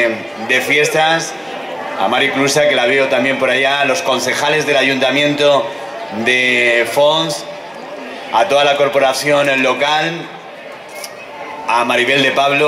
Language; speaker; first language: Spanish; native; Spanish